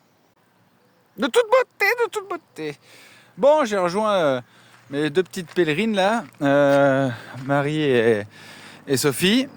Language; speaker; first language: French; native; French